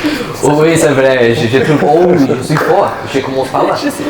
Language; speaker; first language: French; non-native, learner; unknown